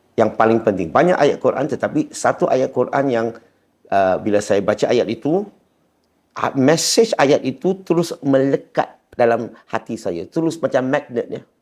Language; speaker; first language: Malay; non-native, local second language; Chinese